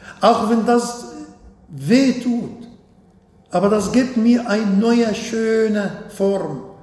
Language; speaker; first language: German; non-native, fluent; Arabic